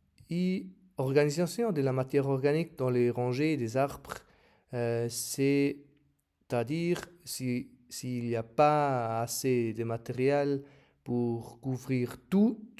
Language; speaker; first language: French; non-native, learner; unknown